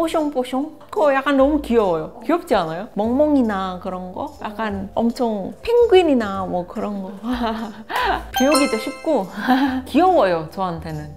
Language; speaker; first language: Korean; non-native, fluent; Indonesian